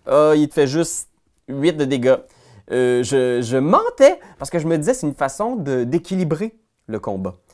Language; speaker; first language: French; native; French